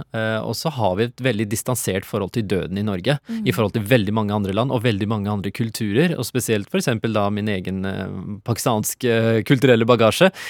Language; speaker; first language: Norwegian; early bilingual, other home language; Urdu